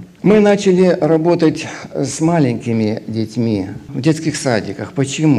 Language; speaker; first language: Russian; native; Russian